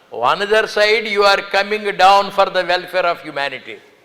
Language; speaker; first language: English; non-native, local second language; Telugu